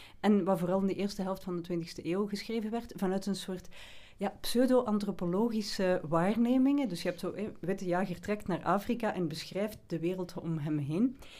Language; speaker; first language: Dutch; native; Dutch